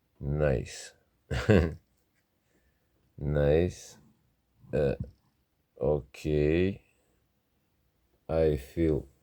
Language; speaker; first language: English; non-native, learner; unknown